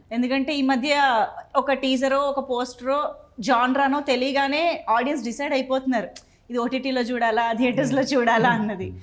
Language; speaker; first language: Telugu; native; Telugu